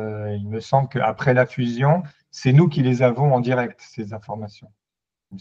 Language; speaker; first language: French; native; French